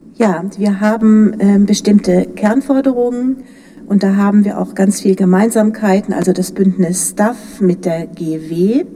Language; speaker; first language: German; native; German